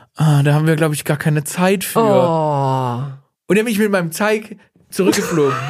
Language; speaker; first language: German; native; German